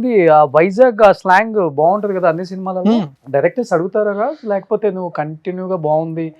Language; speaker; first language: Telugu; native; Telugu